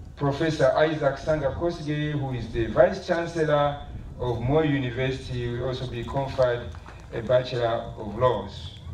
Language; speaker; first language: English; non-native, local second language; Swahili